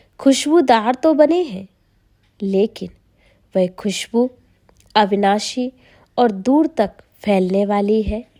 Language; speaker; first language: Hindi; native; Hindi